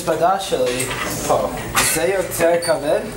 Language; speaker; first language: Hebrew; non-native, learner; English